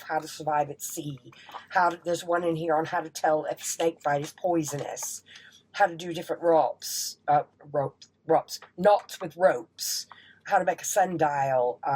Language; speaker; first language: English; native; English